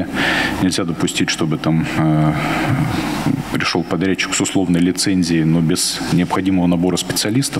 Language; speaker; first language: Russian; native; Russian